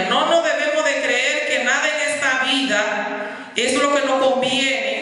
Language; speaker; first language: Spanish; native; Spanish